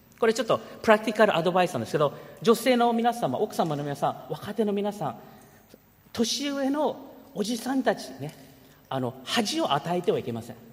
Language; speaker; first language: Japanese; early bilingual, heritage; Japanese